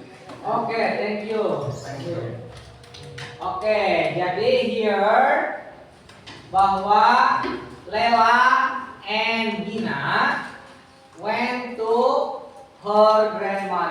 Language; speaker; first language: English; non-native, learner; Indonesian